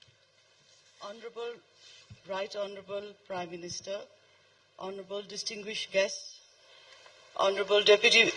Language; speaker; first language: English; non-native, fluent; Nepali